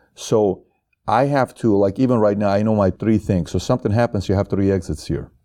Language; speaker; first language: English; non-native, fluent; Persian